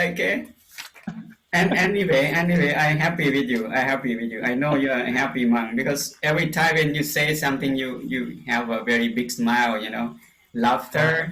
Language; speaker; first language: English; non-native, fluent; Lao